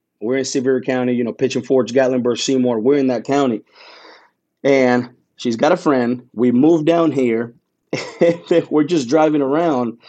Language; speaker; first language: English; early bilingual, other home language; Spanish